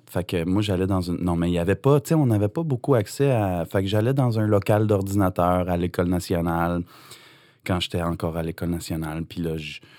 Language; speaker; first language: French; native; French